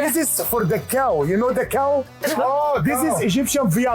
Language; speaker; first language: English; non-native, learner; Arabic